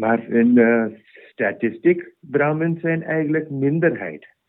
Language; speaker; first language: Dutch; non-native, fluent; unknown